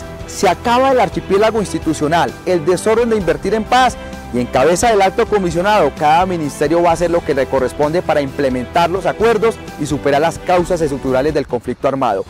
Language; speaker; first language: Spanish; native; Spanish